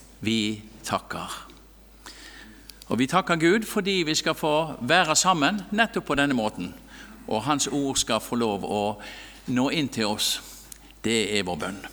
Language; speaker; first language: Norwegian; native; Norwegian